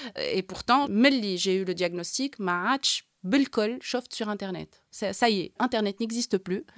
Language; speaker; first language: French; non-native, local second language; Arabic